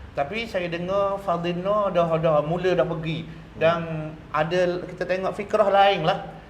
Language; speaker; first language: Malay; native; Malay